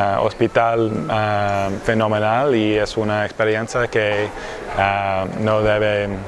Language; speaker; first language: Spanish; non-native, learner; English